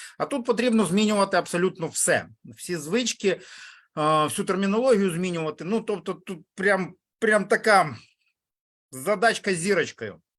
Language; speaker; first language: Ukrainian; non-native, local second language; Russian